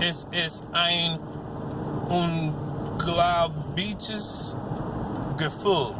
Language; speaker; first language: German; non-native, learner; English